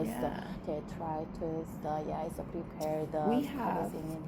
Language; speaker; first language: English; non-native, learner; Korean